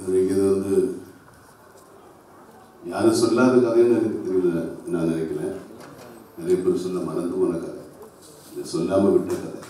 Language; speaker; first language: Tamil; non-native, fluent; Malayalam